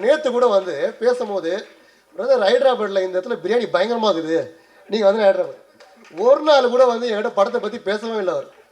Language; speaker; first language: Tamil; native; Tamil